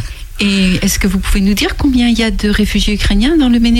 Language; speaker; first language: French; native; French